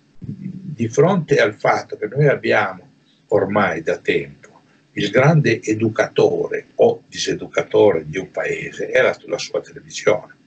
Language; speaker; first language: Italian; native; Italian